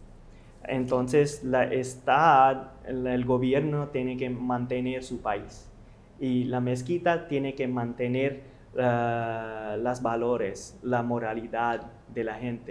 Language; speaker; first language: Spanish; non-native, learner; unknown